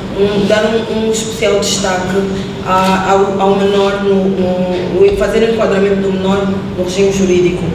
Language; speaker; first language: Portuguese; native; Portuguese